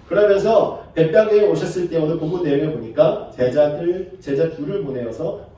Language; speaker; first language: Korean; native; Korean